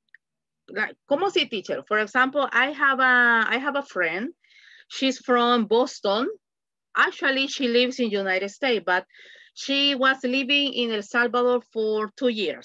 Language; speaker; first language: English; non-native, fluent; Spanish